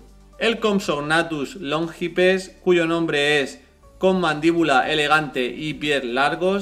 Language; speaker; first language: Spanish; native; Spanish